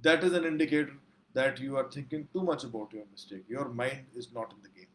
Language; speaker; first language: English; non-native, local second language; Punjabi